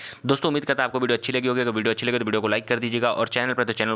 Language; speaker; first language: Hindi; native; Hindi